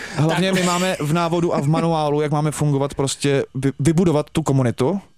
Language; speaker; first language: Czech; native; Czech